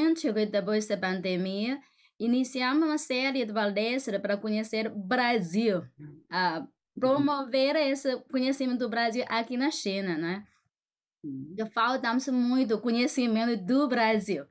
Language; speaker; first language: Portuguese; non-native, fluent; Chinese